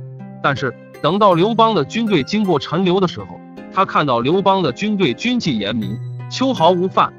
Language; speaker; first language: Chinese; native; Chinese